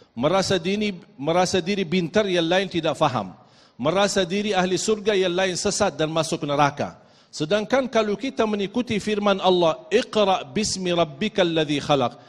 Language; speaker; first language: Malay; non-native, fluent; Arabic